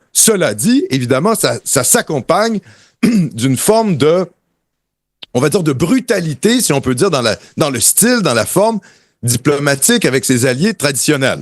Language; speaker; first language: French; native; French